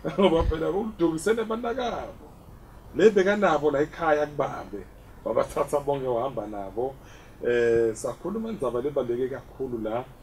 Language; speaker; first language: Zulu; non-native, local second language; Swati